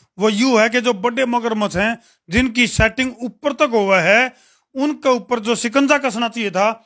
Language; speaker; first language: Hindi; native; Hindi